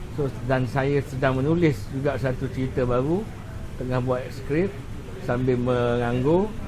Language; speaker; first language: Malay; native; Malay